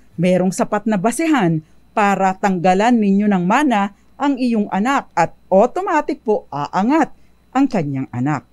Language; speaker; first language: Filipino; native; Filipino